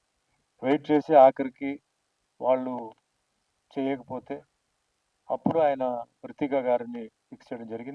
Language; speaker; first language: Telugu; native; Telugu